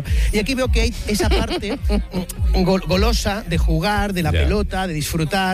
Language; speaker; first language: Spanish; native; Spanish